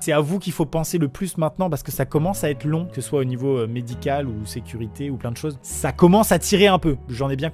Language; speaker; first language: French; native; French